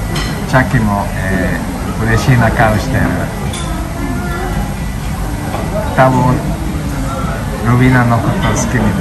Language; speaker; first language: Japanese; non-native, learner; Spanish